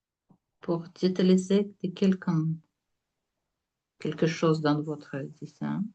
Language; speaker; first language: French; non-native, learner; Russian